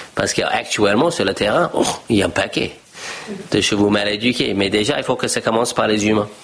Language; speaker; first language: French; non-native, fluent; English